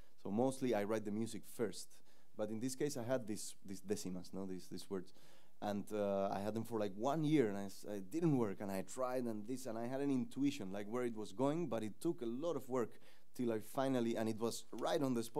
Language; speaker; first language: English; non-native, fluent; Spanish